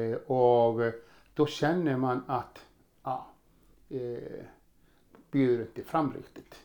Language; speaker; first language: Swedish; non-native, fluent; Icelandic